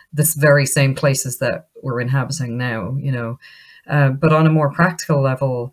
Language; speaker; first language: English; native; English